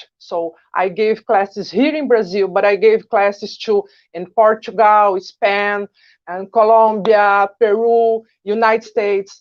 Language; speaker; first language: English; non-native, learner; Portuguese